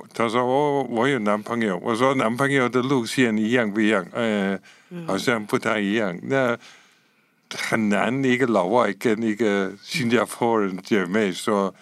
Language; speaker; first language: Chinese; non-native, fluent; English